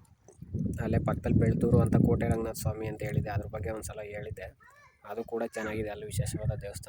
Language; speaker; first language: Kannada; native; Kannada